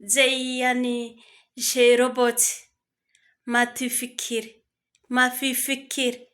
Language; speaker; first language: Arabic; non-native, learner; Kinyarwanda